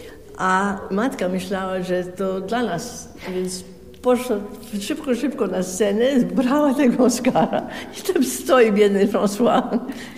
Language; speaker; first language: Polish; early bilingual, heritage; Polish